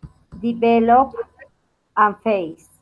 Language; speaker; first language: English; non-native, learner; Spanish